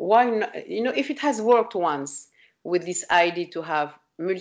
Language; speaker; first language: English; non-native, fluent; French